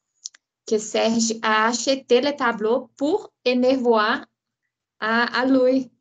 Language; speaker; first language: French; non-native, learner; Portuguese